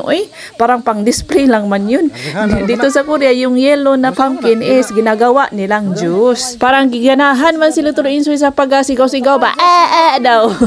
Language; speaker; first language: Filipino; non-native, local second language; Cebuano